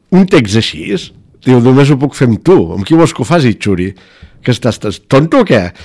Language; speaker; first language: Catalan; native; Catalan